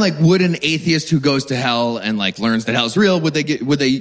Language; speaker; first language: English; native; English